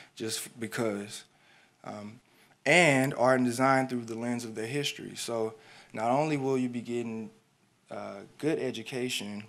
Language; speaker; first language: English; native; English